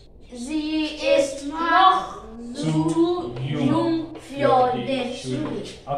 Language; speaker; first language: German; non-native, learner; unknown